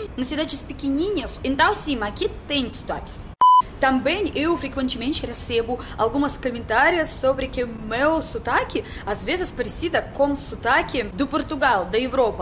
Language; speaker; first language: Portuguese; non-native, learner; Russian